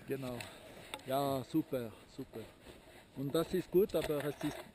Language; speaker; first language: German; non-native, learner; French